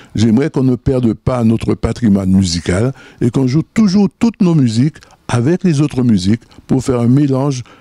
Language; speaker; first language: French; native; French